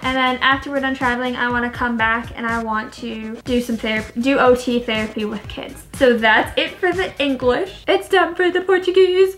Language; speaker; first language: English; native; English